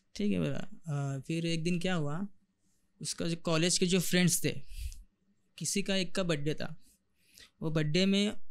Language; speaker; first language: Hindi; non-native, local second language; Telugu